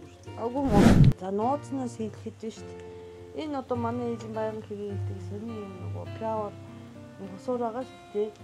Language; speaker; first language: Mongolian; non-native, fluent; Japanese